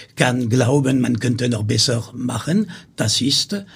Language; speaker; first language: German; non-native, learner; French